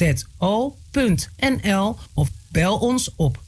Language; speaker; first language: Dutch; native; Dutch